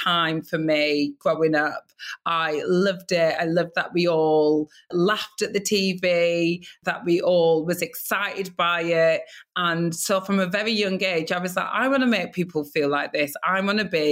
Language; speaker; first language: English; native; English